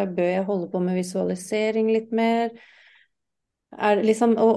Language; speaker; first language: Norwegian; non-native, fluent; English